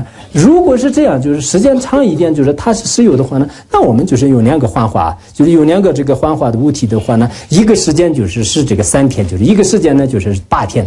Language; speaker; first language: Chinese; non-native, local second language; Tibetan